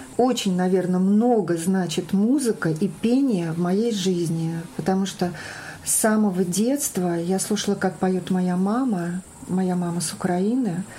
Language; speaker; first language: Russian; native; Russian